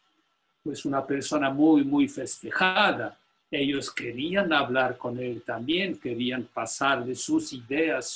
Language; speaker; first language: Spanish; non-native, fluent; Polish